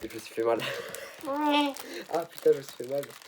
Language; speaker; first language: French; native; French